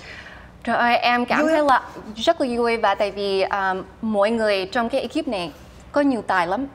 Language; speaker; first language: Vietnamese; early bilingual, heritage; Vietnamese